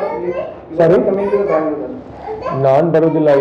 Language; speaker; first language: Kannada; non-native, fluent; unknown